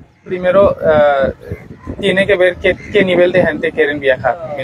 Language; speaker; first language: Spanish; non-native, learner; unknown